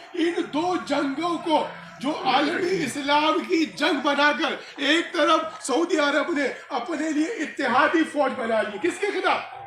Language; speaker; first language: Urdu; non-native, local second language; Pashto